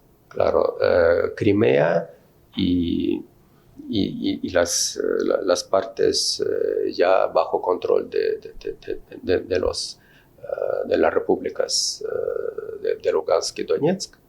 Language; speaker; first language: Spanish; non-native, fluent; Russian